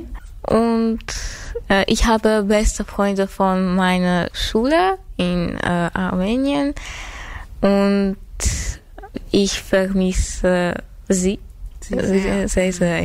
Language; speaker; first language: German; non-native, learner; Armenian